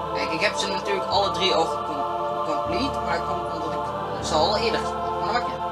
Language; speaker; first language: Dutch; native; Dutch